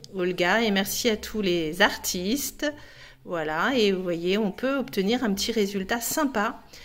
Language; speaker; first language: French; native; French